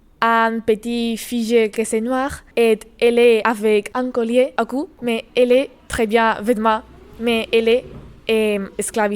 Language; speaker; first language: French; non-native, learner; Spanish